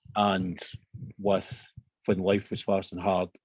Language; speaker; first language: English; native; English